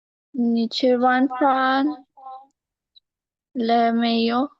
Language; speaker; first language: Chinese; non-native, learner; Urdu